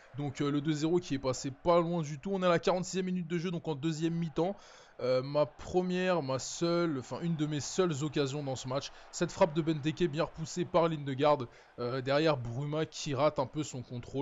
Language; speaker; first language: French; native; French